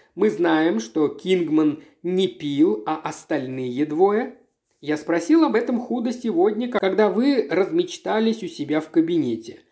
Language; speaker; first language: Russian; native; Russian